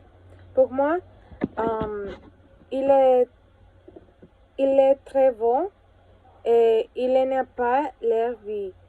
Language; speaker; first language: French; non-native, learner; Spanish